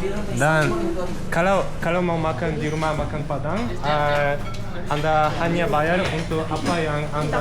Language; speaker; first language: Indonesian; non-native, fluent; Polish